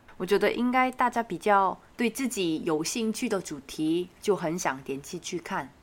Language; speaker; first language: Chinese; non-native, fluent; Korean